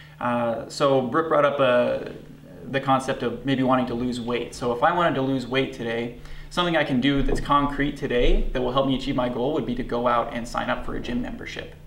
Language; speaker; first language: English; native; English